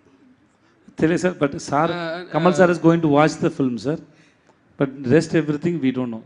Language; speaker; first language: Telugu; non-native, learner; Tamil